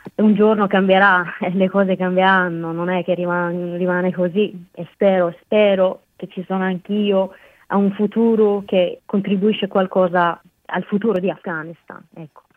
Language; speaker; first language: Italian; non-native, fluent; Persian